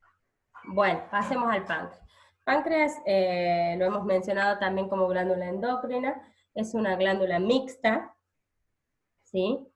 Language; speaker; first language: Spanish; native; Spanish